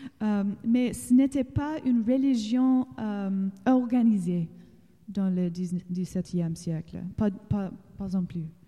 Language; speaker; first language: French; non-native, learner; English